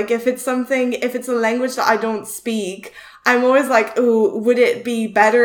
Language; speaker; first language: English; non-native, fluent; French